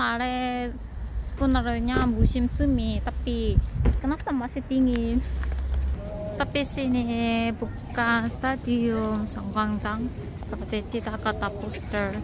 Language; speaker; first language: Indonesian; non-native, fluent; Korean